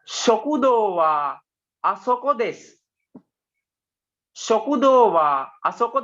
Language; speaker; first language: Japanese; non-native, fluent; Sinhala